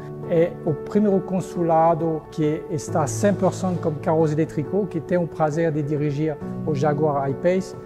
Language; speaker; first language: Portuguese; non-native, fluent; Spanish